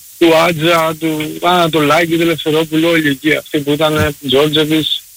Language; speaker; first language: Greek; early bilingual, heritage; Greek